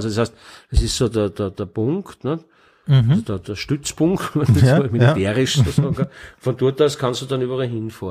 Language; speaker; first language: German; native; German